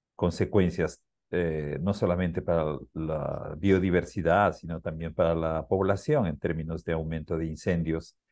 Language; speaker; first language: Spanish; native; Spanish